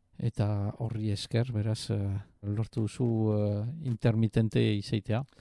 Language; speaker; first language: Basque; native; Basque